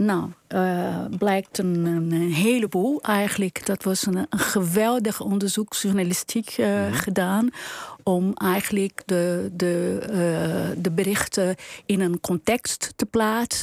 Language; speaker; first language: Dutch; non-native, fluent; Portuguese